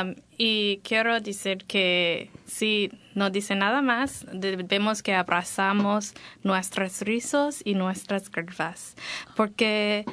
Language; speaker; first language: Spanish; non-native, learner; English